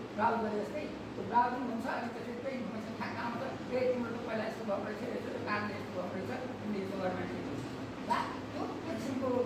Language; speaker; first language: Nepali; native; Nepali